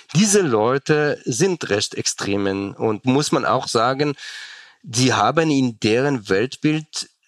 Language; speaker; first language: German; non-native, fluent; Hebrew